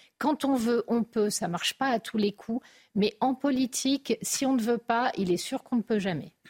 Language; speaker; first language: French; native; French